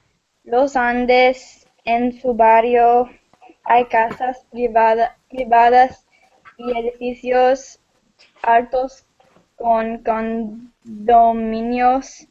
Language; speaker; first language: Spanish; non-native, learner; English